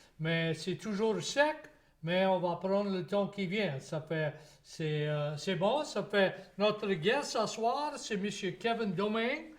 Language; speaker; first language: French; native; French